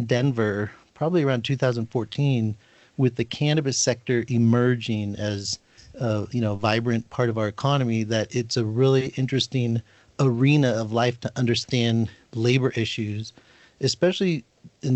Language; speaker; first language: English; native; English